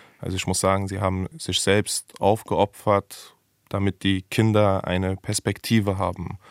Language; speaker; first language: German; early bilingual, other home language; Persian